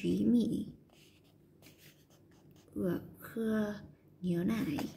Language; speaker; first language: Chinese; non-native, learner; Vietnamese